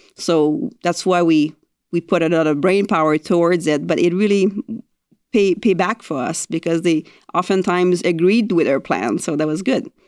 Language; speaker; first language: English; non-native, fluent; French